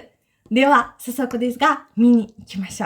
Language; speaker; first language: Japanese; non-native, fluent; Ukrainian